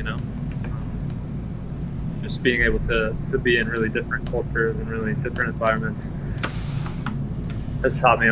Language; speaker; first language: English; early bilingual, other home language; Spanish